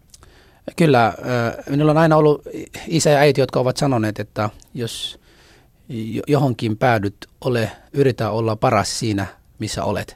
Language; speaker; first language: Finnish; non-native, fluent; Somali